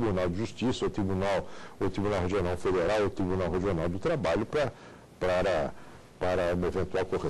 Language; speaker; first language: Portuguese; native; Portuguese